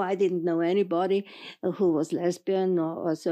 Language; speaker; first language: English; non-native, fluent; German